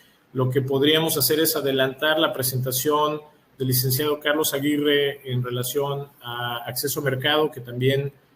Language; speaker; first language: Spanish; native; Spanish